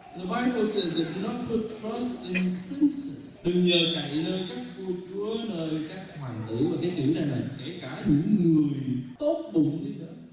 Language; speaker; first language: Vietnamese; early bilingual, heritage; Vietnamese